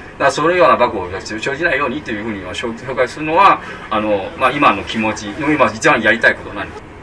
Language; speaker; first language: Japanese; non-native, fluent; Chinese